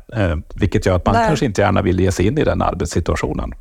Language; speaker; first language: Swedish; native; Swedish